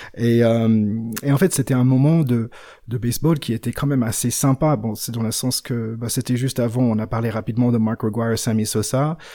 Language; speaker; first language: French; non-native, fluent; English